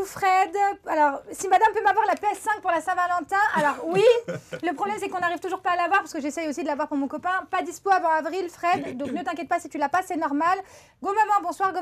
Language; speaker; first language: French; native; French